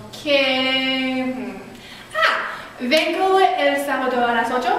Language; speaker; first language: Spanish; non-native, learner; English